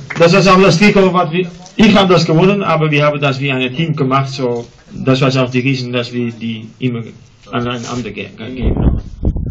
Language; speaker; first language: German; non-native, learner; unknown